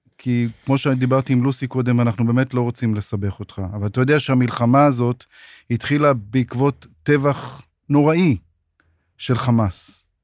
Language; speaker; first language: Hebrew; native; Hebrew